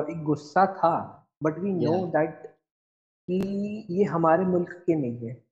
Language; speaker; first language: Hindi; native; Hindi